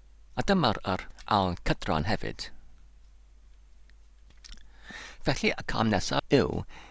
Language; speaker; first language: Welsh; non-native, local second language; English